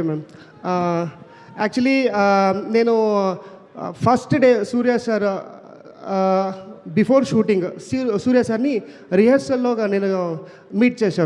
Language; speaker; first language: Telugu; non-native, learner; Kannada